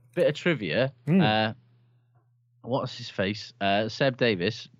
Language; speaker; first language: English; native; English